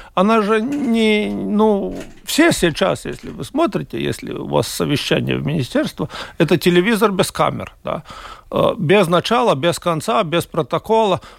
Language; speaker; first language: Russian; non-native, local second language; Latvian